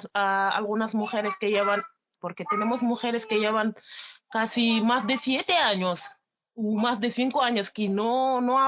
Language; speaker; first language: Spanish; non-native, learner; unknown